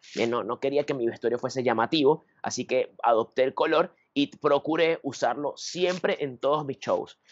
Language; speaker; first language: Spanish; native; Spanish